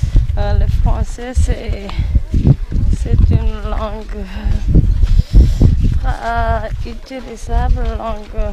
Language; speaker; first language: French; non-native, local second language; Malagasy